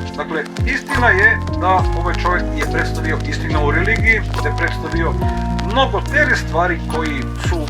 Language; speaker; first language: Croatian; native; Croatian